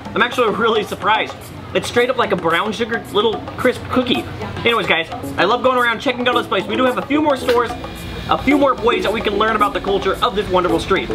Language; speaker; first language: English; native; English